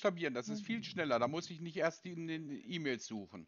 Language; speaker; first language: German; native; German